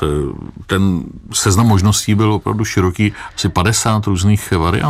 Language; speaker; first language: Czech; native; Czech